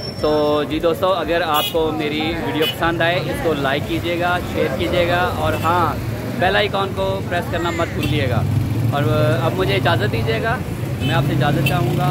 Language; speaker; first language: Urdu; non-native, local second language; Northern Hindko